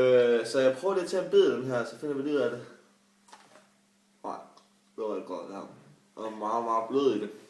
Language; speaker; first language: Danish; native; Danish